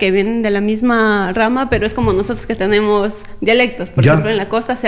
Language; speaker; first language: Spanish; native; Spanish